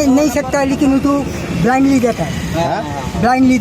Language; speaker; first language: Hindi; non-native, local second language; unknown